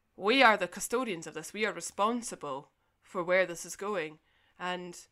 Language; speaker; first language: English; native; English